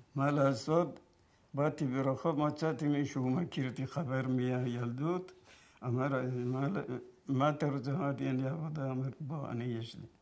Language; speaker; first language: Hebrew; non-native, fluent; Persian